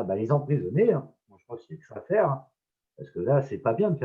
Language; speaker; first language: French; native; French